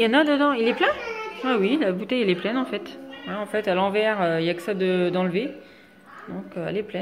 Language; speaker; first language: French; native; French